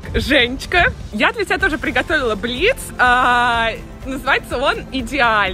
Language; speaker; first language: Russian; native; Russian